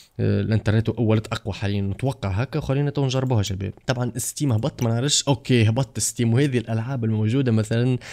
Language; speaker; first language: Arabic; native; Arabic